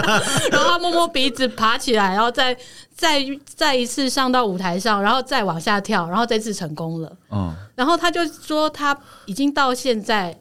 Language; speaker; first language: Chinese; native; Chinese